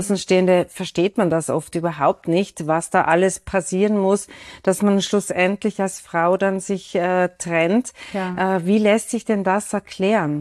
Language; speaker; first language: German; native; German